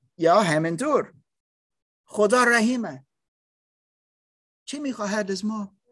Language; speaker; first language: Persian; non-native, learner; English